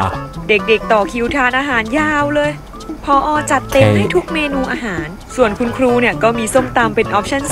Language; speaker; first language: Thai; native; Thai